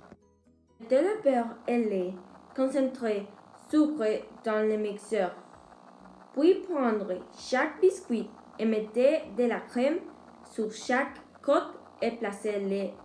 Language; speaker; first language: French; non-native, learner; Spanish